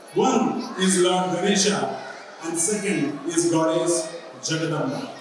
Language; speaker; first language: English; non-native, local second language; Marathi